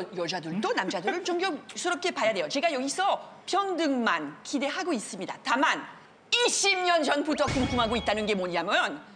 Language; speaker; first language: Korean; non-native, fluent; French